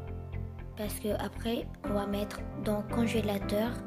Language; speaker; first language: French; non-native, fluent; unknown